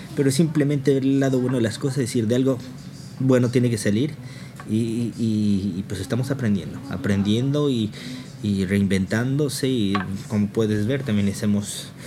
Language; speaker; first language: Spanish; native; Spanish